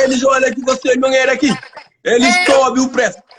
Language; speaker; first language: Portuguese; non-native, learner; Kabuverdianu